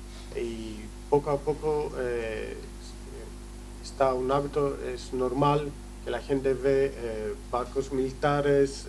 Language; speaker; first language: Spanish; non-native, learner; Greek